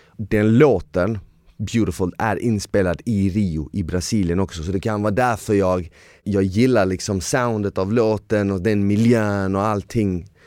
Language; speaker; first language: Swedish; early bilingual, other home language; Bosnian